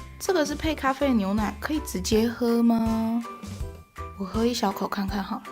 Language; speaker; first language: Chinese; native; Chinese